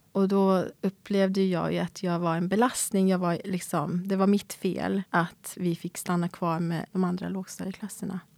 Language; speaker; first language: Swedish; native; Swedish